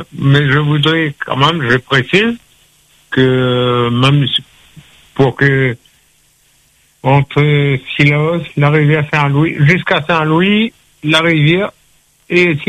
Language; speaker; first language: French; non-native, local second language; Réunion Creole French